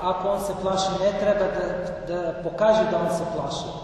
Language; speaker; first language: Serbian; non-native, learner; Arabic